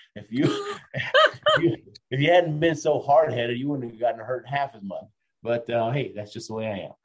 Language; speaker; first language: English; early bilingual, other home language; Spanish